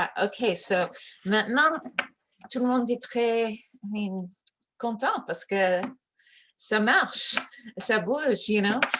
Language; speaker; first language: French; early bilingual, heritage; English